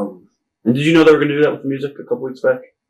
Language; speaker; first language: English; native; English